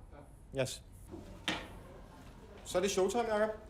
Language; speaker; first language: Danish; native; Danish